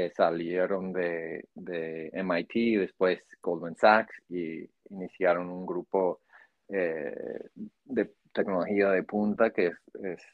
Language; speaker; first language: Spanish; non-native, fluent; English